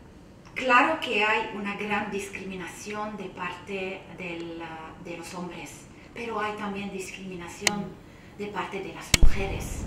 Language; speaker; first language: Spanish; non-native, fluent; Arabic